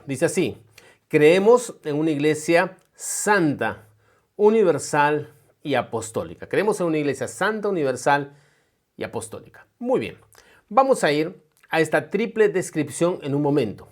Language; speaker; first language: Spanish; native; Spanish